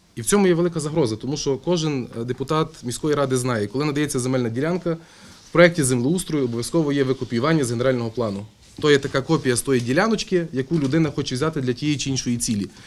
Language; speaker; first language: Ukrainian; native; Ukrainian